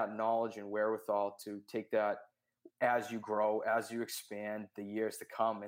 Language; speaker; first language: English; native; English